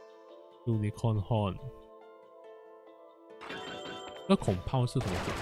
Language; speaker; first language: Chinese; native; Chinese